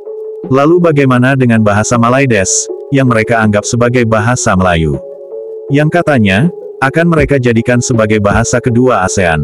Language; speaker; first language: Indonesian; native; Indonesian